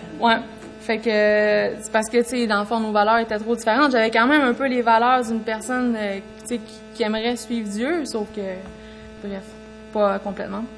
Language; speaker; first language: French; native; French